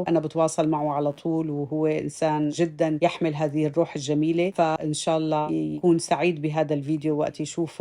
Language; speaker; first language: Arabic; native; Arabic